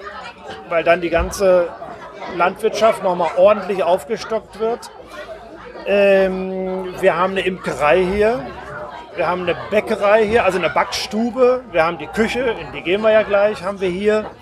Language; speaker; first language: German; native; German